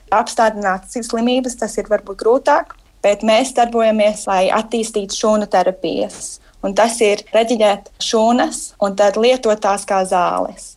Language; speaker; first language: Latvian; early bilingual, heritage; Latvian